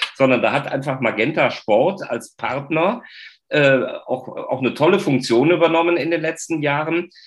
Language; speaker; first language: German; native; German